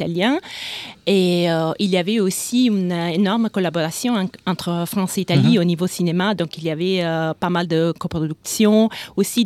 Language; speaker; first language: French; non-native, fluent; Italian